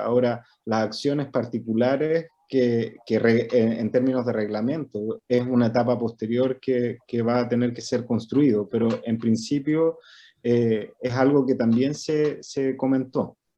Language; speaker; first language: Spanish; native; Spanish